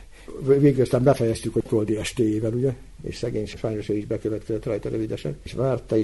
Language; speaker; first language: Hungarian; native; Hungarian